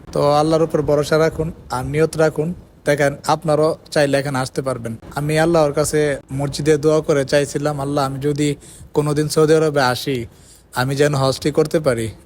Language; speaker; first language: Bangla; native; Bangla